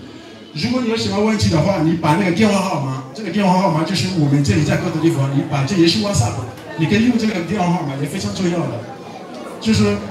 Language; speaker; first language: Chinese; non-native, learner; French